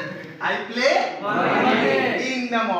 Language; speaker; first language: English; non-native, learner; Hindi